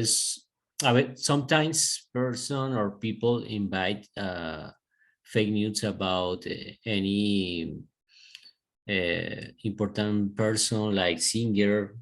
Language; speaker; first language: English; non-native, learner; Spanish